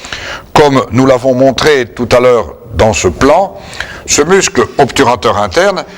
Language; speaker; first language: French; native; French